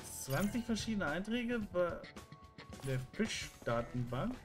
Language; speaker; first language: German; native; German